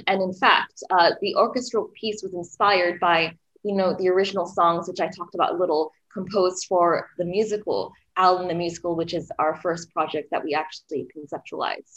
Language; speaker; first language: English; native; English